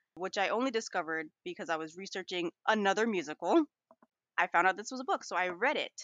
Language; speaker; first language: English; native; English